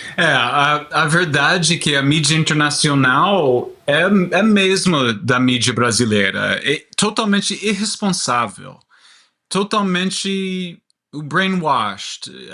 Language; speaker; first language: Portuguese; non-native, learner; English